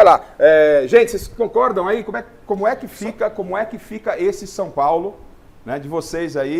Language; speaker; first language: Portuguese; native; Portuguese